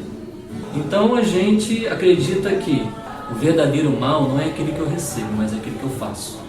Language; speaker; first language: Portuguese; native; Portuguese